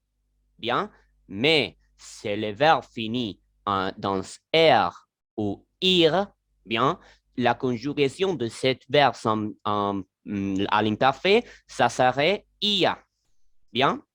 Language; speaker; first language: French; non-native, learner; Spanish